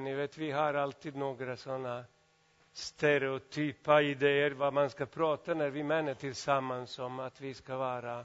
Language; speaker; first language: Swedish; non-native, fluent; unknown